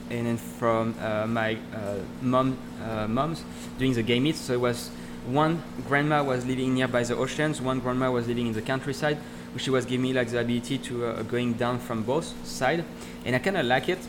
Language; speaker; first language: English; non-native, learner; French